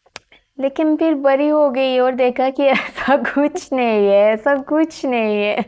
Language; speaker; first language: Hindi; non-native, fluent; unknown